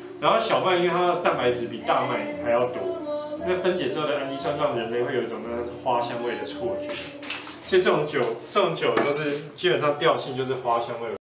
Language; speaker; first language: Chinese; native; Chinese